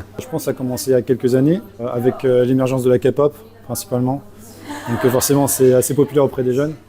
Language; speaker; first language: French; native; French